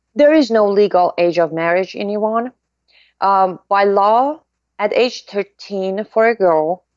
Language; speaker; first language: English; non-native, fluent; Persian